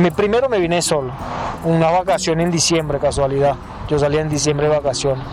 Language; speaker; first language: Spanish; native; Spanish